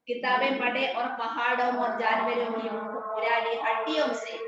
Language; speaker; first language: Hindi; non-native, local second language; Malayalam